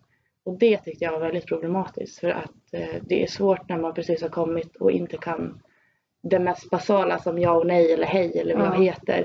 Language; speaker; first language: Swedish; native; Swedish